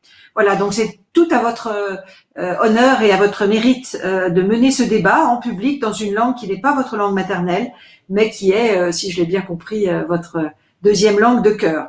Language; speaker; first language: French; native; French